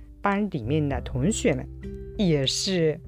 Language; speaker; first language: Chinese; non-native, fluent; Japanese